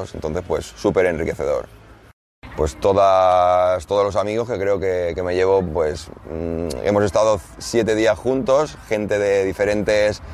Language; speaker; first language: Spanish; native; Spanish